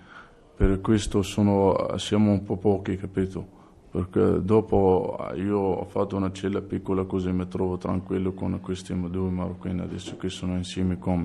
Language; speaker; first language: Italian; non-native, learner; Arabic